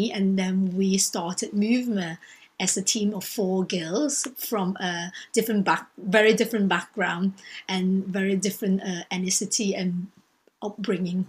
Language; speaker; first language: English; non-native, local second language; Cantonese